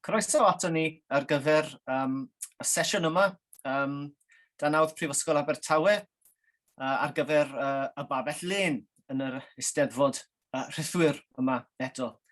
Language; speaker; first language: Welsh; native; Welsh